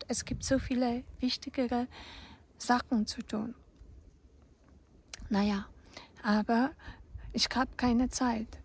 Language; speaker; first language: German; non-native, fluent; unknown